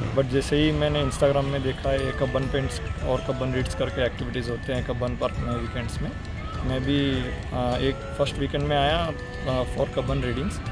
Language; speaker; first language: Hindi; non-native, local second language; Kannada